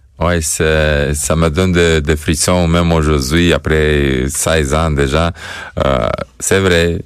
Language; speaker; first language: French; non-native, fluent; Romanian